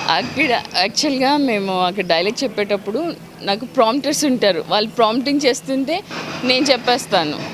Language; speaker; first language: Telugu; non-native, local second language; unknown